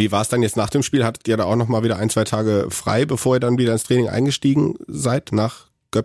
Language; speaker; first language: German; native; German